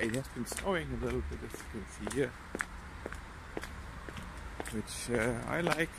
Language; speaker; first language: English; non-native, fluent; German